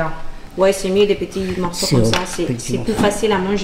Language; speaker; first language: French; early bilingual, heritage; English